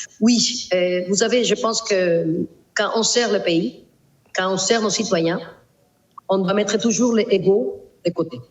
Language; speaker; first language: French; non-native, fluent; Spanish